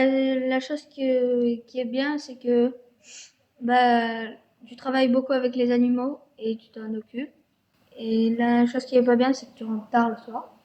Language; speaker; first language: French; native; French